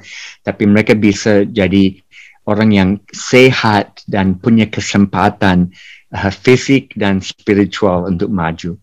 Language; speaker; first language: Indonesian; non-native, fluent; English